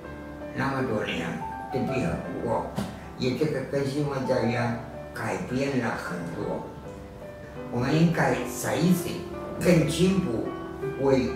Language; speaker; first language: Chinese; non-native, fluent; Spanish